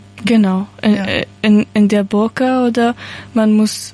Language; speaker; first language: German; non-native, learner; Persian